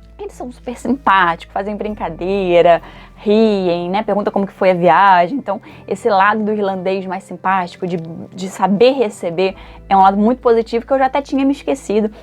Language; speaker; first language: Portuguese; native; Portuguese